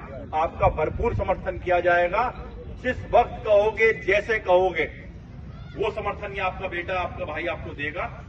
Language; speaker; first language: Hindi; native; Hindi